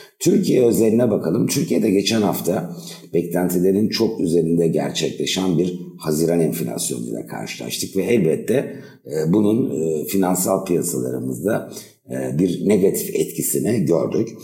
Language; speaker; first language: Turkish; native; Turkish